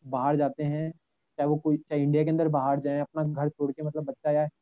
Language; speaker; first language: Hindi; native; Hindi